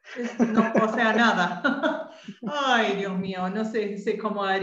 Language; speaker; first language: Spanish; non-native, fluent; English